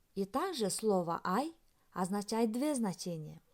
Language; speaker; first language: Russian; non-native, local second language; Kyrgyz